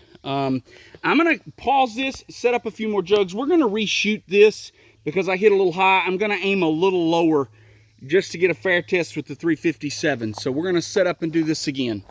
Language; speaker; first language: English; native; English